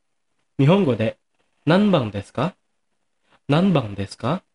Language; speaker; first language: Japanese; non-native, fluent; Indonesian